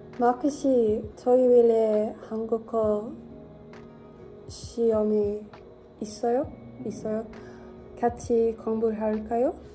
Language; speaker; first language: Korean; non-native, learner; English